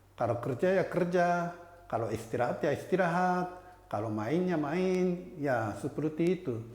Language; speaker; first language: Indonesian; non-native, fluent; Japanese